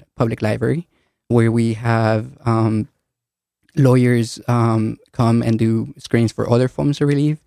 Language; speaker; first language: English; early bilingual, other home language; Spanish